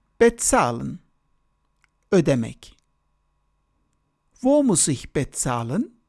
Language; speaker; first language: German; non-native, fluent; Turkish